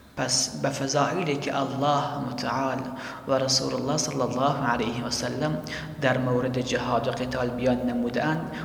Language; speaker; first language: Persian; native; Persian